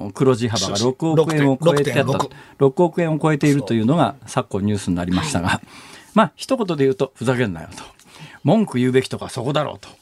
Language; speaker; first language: Japanese; native; Japanese